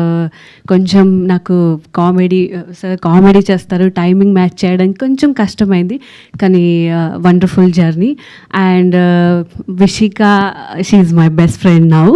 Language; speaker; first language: Telugu; non-native, learner; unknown